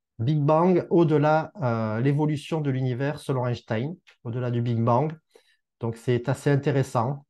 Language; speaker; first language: French; native; French